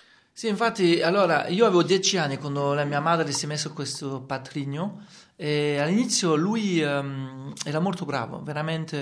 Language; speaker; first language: Italian; non-native, fluent; French